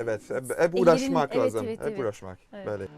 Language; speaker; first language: Turkish; non-native, fluent; French